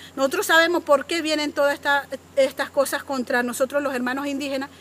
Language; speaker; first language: Spanish; non-native, local second language; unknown